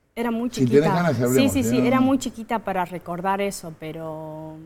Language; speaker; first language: Spanish; native; Spanish